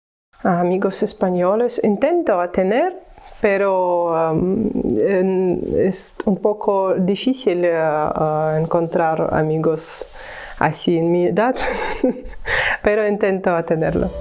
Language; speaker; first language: Spanish; non-native, learner; Ukrainian